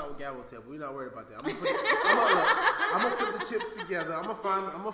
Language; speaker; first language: English; native; English